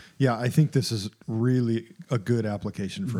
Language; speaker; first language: English; native; English